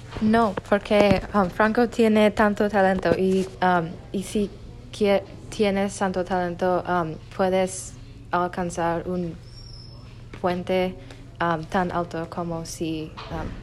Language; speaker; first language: Spanish; non-native, learner; English